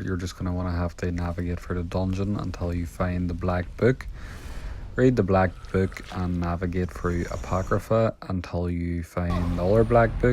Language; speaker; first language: English; native; English